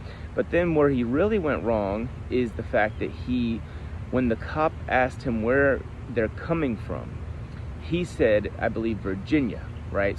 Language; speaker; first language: English; native; English